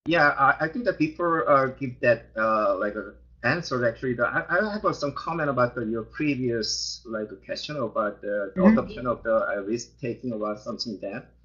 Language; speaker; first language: English; non-native, fluent; Korean